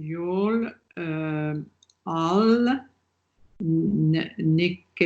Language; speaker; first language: Hungarian; non-native, learner; French